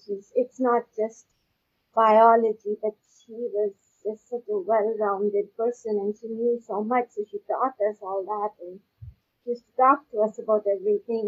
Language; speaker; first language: English; non-native, local second language; Urdu